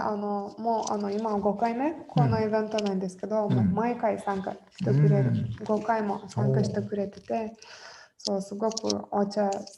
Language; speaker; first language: Japanese; non-native, fluent; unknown